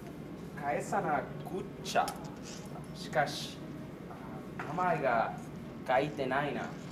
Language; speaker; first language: Japanese; non-native, learner; Cantonese